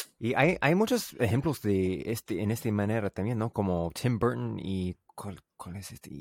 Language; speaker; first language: Spanish; non-native, learner; English